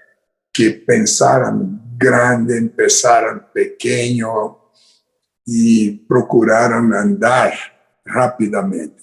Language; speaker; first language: Spanish; non-native, fluent; Portuguese